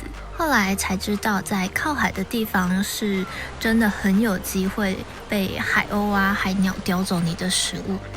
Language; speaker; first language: Chinese; native; Chinese